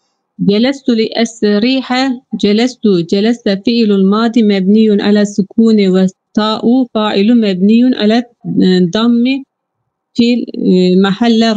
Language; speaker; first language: Arabic; non-native, learner; Turkish